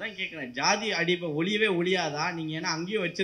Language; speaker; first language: Tamil; native; Tamil